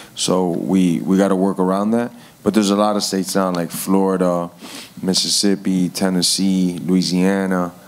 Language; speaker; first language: English; early bilingual, other home language; Spanish